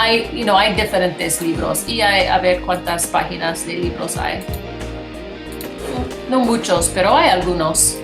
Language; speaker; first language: Spanish; non-native, fluent; English